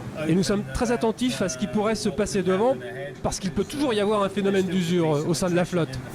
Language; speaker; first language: French; native; French